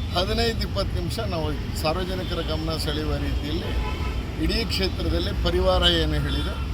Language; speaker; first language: Kannada; native; Kannada